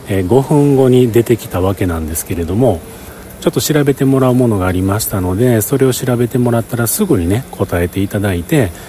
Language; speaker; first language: Japanese; native; Japanese